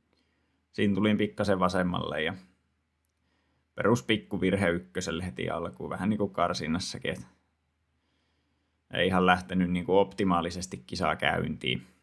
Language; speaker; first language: Finnish; native; Finnish